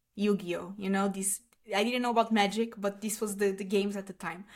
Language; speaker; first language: English; non-native, fluent; Portuguese